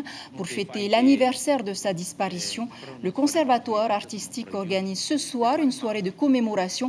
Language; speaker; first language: French; native; French